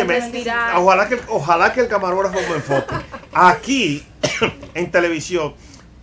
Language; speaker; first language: Spanish; native; Spanish